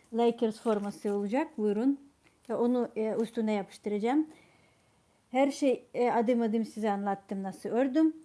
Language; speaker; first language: Turkish; non-native, fluent; Ukrainian